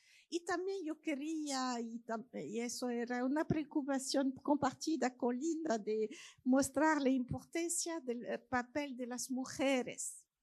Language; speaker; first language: Spanish; non-native, fluent; French